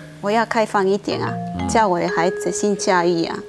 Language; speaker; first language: Chinese; non-native, local second language; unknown